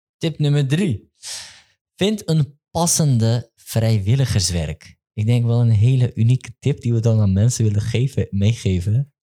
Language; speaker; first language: Dutch; early bilingual, other home language; Turkish